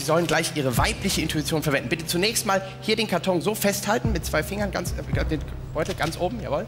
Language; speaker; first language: German; native; German